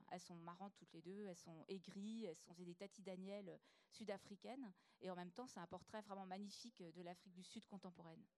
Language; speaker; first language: French; native; French